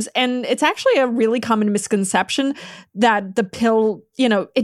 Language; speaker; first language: English; non-native, fluent; Polish